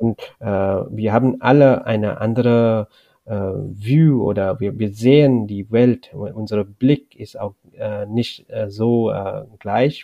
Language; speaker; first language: German; non-native, learner; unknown